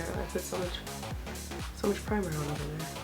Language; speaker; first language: English; native; English